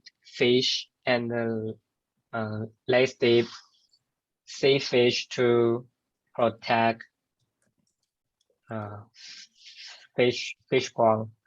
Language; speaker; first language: English; non-native, learner; Chinese